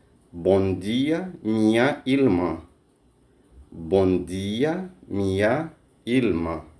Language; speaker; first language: Portuguese; non-native, fluent; Haitian Creole